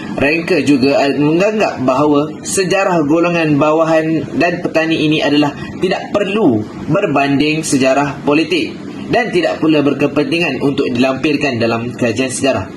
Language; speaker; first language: Malay; native; Malay